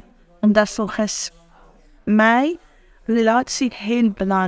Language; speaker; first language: Dutch; non-native, learner; Persian